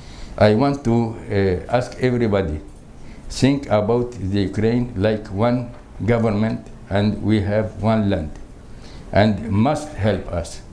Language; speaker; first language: English; non-native, learner; Crimean Tatar